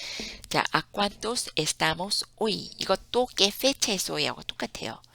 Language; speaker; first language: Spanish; non-native, fluent; Korean